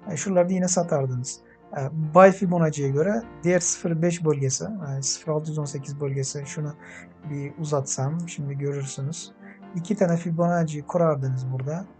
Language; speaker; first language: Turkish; non-native, fluent; Uzbek